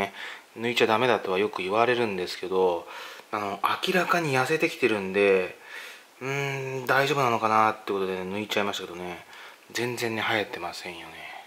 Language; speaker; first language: Japanese; native; Japanese